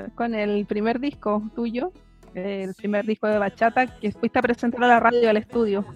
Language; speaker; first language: Spanish; native; Spanish